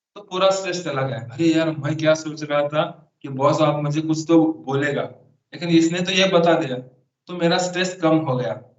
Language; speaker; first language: Hindi; non-native, local second language; Marathi